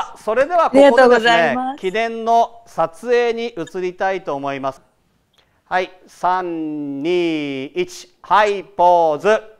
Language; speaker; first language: Japanese; native; Japanese